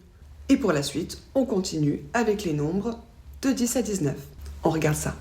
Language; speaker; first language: French; native; French